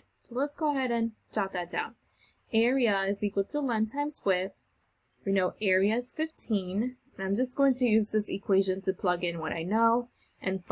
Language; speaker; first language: English; native; English